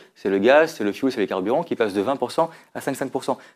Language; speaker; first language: French; native; French